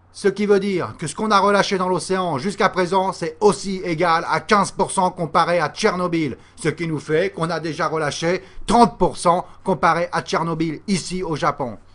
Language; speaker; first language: French; native; French